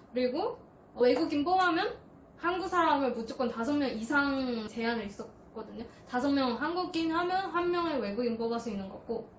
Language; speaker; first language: Korean; non-native, fluent; Chinese